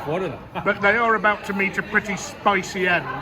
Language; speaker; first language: English; native; English